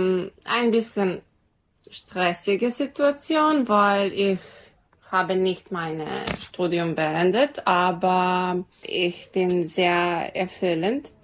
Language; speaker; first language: German; non-native, learner; Serbian